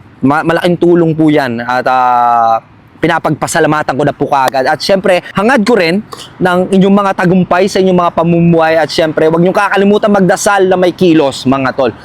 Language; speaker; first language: Filipino; native; Filipino